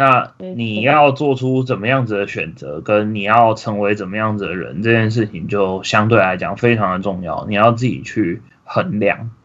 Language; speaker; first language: Chinese; native; Chinese